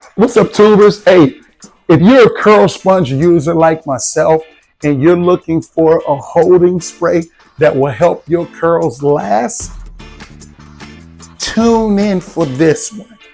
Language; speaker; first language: English; native; English